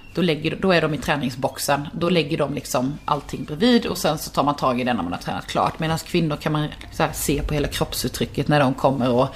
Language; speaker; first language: Swedish; native; Swedish